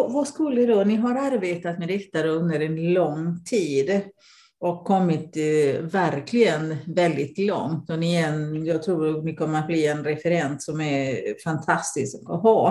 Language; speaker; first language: Swedish; non-native, fluent; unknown